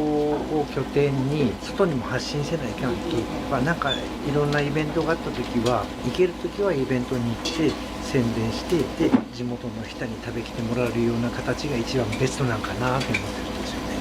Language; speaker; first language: Japanese; native; Japanese